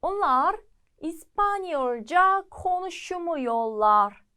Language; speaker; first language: Turkish; non-native, fluent; Korean